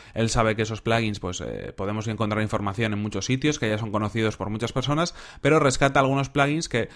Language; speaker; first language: Spanish; native; Spanish